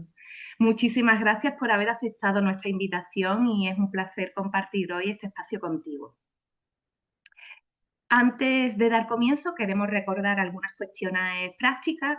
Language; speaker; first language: Spanish; native; Spanish